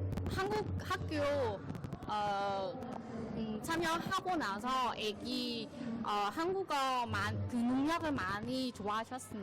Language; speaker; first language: Korean; non-native, learner; Vietnamese